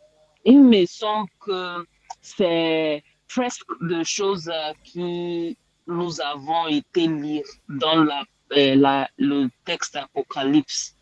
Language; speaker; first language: French; non-native, learner; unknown